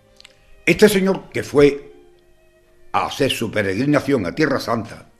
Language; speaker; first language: Spanish; native; Spanish